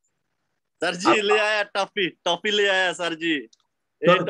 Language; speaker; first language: Hindi; non-native, learner; Bangla